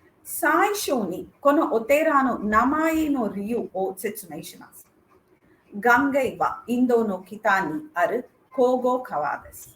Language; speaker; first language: Japanese; non-native, learner; Tamil